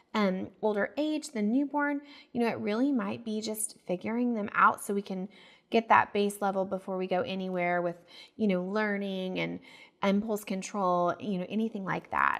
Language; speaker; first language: English; native; English